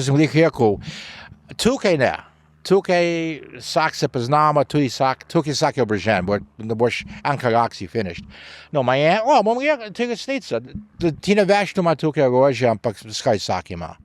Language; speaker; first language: Slovenian; early bilingual, heritage; Slovenian